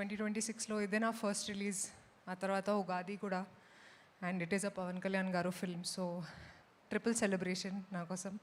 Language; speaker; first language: Telugu; non-native, fluent; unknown